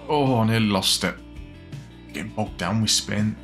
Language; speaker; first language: English; native; English